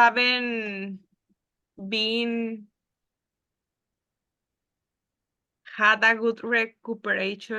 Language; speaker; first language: English; non-native, learner; Spanish